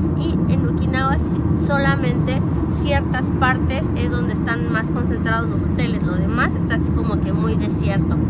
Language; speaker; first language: Spanish; native; Spanish